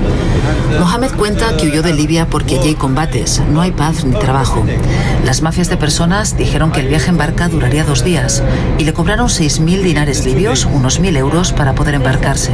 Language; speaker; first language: Spanish; native; Spanish